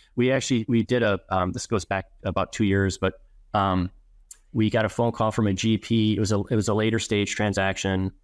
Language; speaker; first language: English; native; English